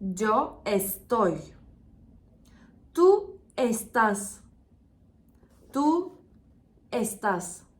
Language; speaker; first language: Spanish; non-native, fluent; Turkish